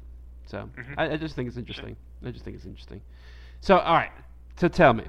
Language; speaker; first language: English; native; English